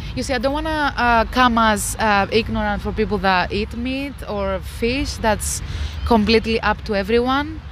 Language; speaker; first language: English; non-native, fluent; Greek